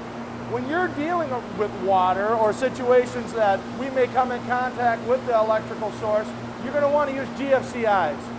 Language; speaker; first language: English; native; English